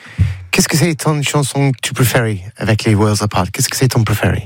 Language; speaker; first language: French; non-native, learner; English